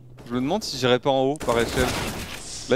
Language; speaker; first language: French; native; French